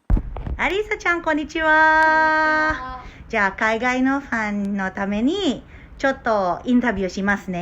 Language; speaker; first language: Japanese; non-native, learner; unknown